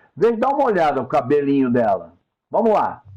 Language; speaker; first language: Portuguese; native; Portuguese